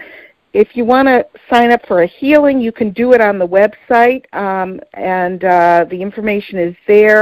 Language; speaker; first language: English; native; English